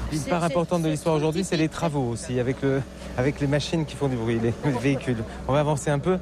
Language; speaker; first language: French; native; French